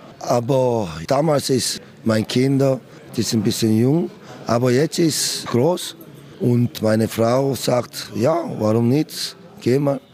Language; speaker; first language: German; non-native, learner; Korean